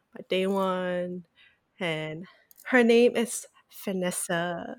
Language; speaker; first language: English; non-native, local second language; Cantonese